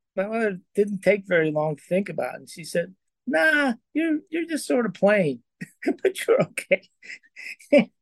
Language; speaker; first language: English; native; English